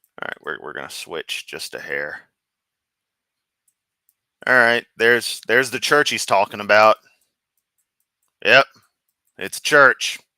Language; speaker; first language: English; native; English